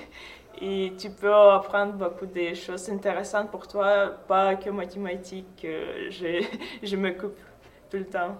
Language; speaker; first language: French; non-native, fluent; Russian